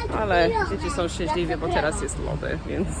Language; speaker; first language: Polish; non-native, fluent; English